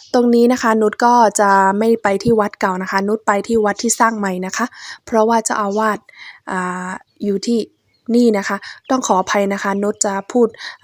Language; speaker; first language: Thai; non-native, local second language; Shan